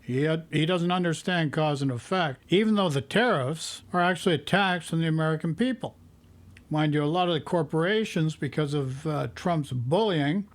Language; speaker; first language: English; native; English